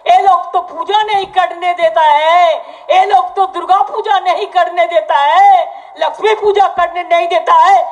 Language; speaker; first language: Hindi; non-native, local second language; Bangla